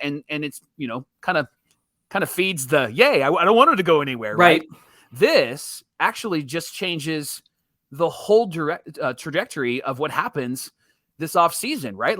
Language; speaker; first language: English; native; English